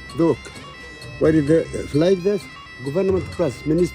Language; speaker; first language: English; non-native, learner; Arabic